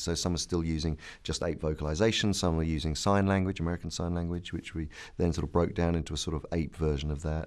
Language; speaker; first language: English; native; English